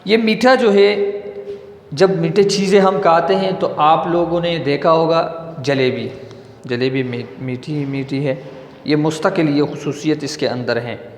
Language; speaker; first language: Urdu; non-native, local second language; Pashto